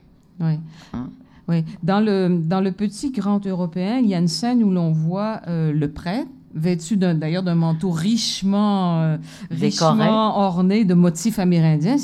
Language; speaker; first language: French; native; French